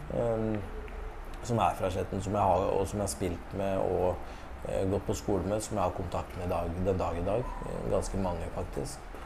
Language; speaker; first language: Norwegian; early bilingual, other home language; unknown